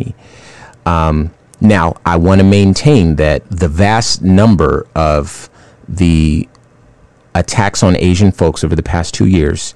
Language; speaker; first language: English; native; English